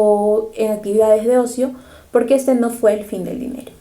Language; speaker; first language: Spanish; native; Spanish